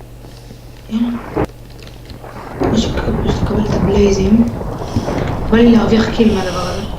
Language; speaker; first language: Hebrew; native; Hebrew